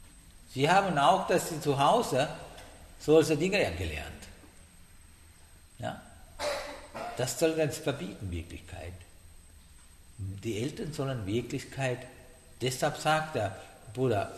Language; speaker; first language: German; non-native, learner; Sinhala